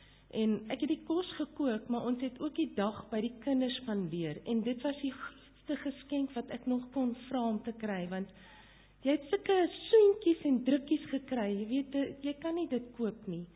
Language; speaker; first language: Afrikaans; non-native, local second language; English